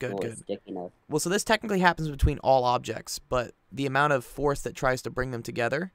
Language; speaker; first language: English; native; English